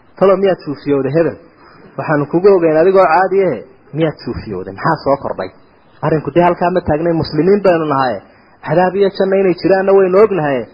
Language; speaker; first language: Somali; native; Somali